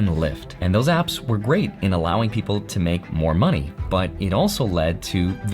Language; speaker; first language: English; native; English